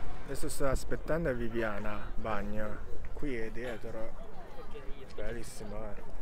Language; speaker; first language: Italian; non-native, learner; Japanese